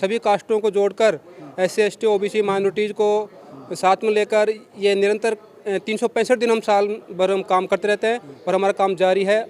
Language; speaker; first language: Hindi; native; Hindi